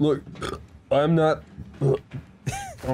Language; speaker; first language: English; native; English